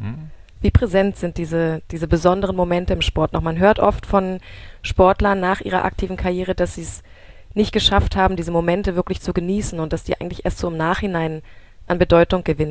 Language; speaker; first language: German; native; German